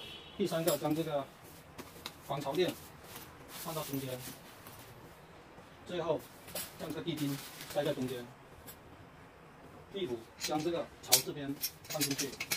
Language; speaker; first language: Chinese; non-native, local second language; Cantonese